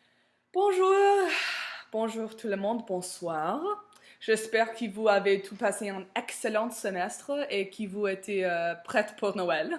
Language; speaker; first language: French; non-native, learner; English